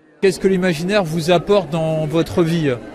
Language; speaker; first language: French; native; French